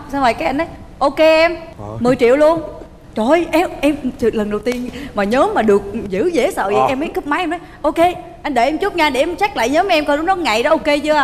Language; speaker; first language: Vietnamese; native; Vietnamese